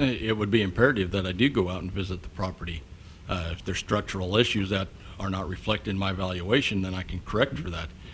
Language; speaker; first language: English; native; English